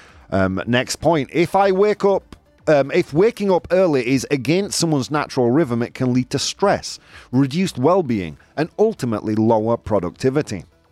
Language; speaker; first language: English; native; English